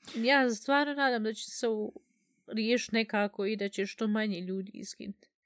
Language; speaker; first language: Bosnian; early bilingual, heritage; Bosnian